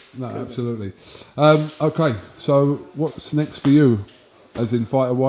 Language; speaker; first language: English; native; English